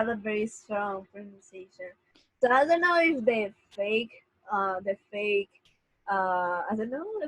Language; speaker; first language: English; non-native, learner; Spanish